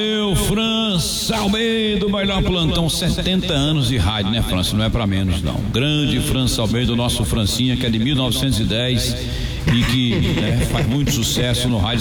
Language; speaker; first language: Portuguese; native; Portuguese